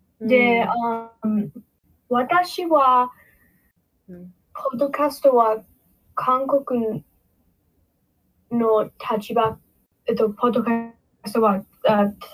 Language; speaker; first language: Japanese; non-native, learner; English